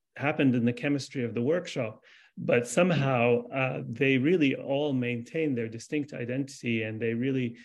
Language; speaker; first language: English; early bilingual, other home language; Arabic